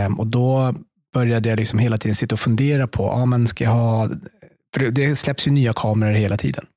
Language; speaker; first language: Swedish; early bilingual, other home language; Persian